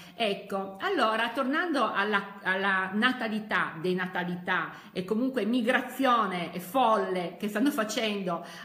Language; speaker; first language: Italian; native; Italian